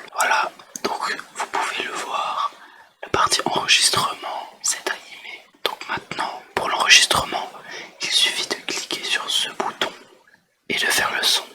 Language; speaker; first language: French; native; French